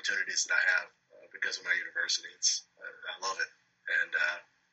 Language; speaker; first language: English; native; English